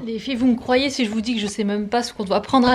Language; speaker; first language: French; native; French